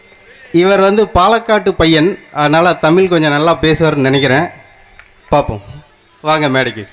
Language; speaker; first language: Tamil; native; Tamil